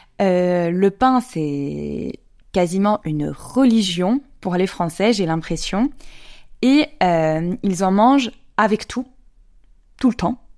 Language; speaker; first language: French; native; French